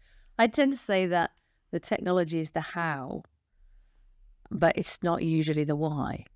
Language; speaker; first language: English; native; English